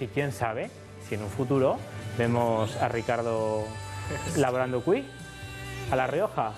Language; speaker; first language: Spanish; native; Spanish